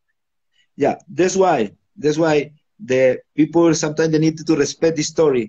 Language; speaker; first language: English; non-native, learner; Spanish